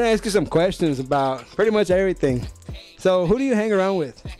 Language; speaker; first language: English; native; English